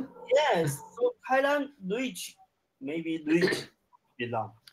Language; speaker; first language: English; non-native, learner; Chinese